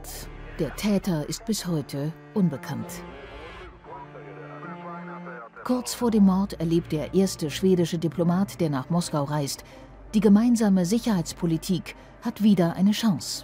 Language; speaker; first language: German; native; German